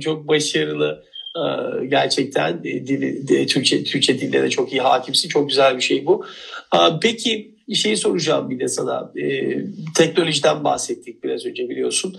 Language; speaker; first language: Turkish; native; Turkish